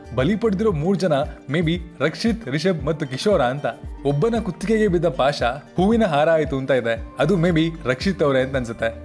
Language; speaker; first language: Kannada; native; Kannada